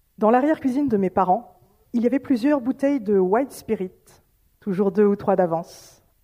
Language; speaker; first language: French; native; French